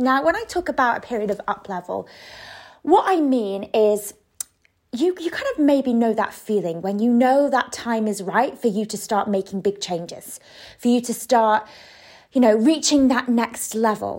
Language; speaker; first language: English; native; English